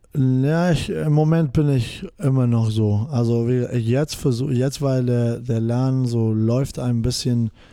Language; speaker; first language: German; non-native, fluent; English